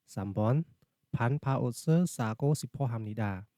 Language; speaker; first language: Korean; non-native, fluent; Khmer